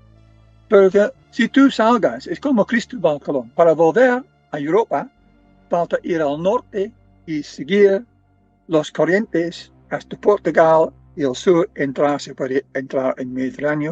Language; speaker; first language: Spanish; non-native, fluent; English